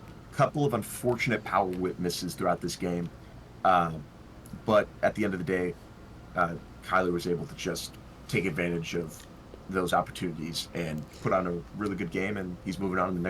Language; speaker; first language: English; native; English